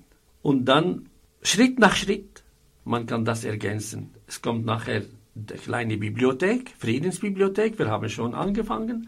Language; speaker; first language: German; non-native, fluent; Arabic